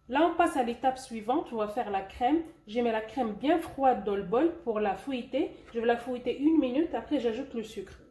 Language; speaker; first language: French; non-native, local second language; Arabic